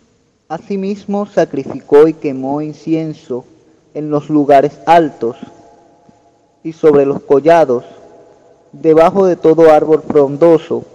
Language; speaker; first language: Spanish; native; Spanish